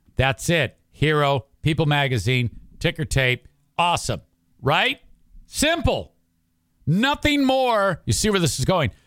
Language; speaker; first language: English; native; English